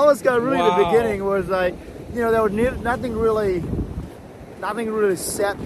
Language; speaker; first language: English; non-native, fluent; Indonesian